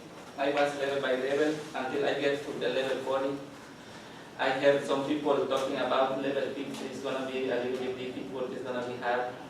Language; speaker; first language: English; non-native, learner; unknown